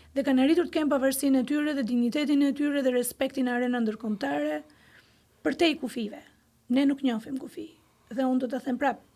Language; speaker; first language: Albanian; non-native, local second language; Greek